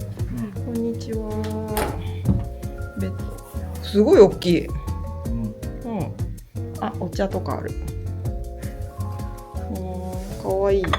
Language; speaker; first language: Japanese; native; Japanese